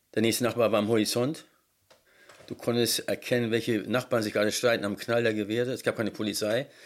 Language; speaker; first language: German; early bilingual, heritage; German